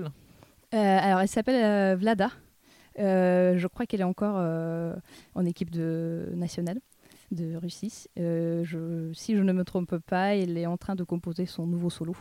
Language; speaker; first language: French; non-native, fluent; Russian